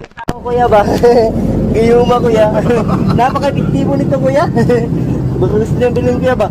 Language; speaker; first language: Filipino; non-native, local second language; Cebuano